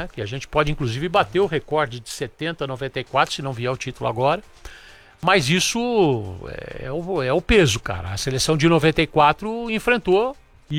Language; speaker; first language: Portuguese; native; Portuguese